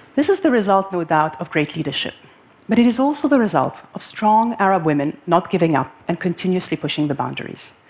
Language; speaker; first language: English; non-native, fluent; Arabic